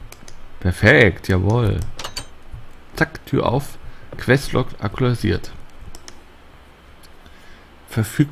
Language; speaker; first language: German; native; German